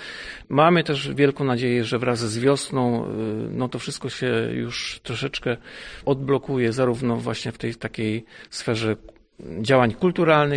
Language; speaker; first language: Polish; native; Polish